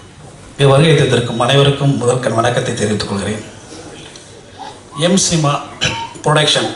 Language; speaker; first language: Tamil; native; Tamil